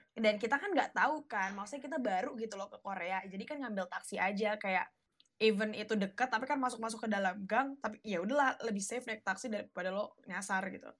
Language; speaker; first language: Indonesian; native; Indonesian